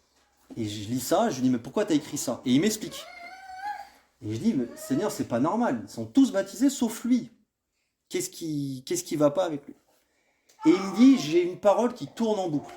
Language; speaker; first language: French; native; French